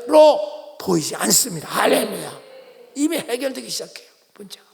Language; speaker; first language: Korean; native; Korean